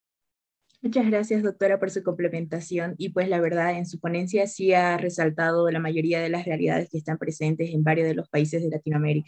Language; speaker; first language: Spanish; native; Spanish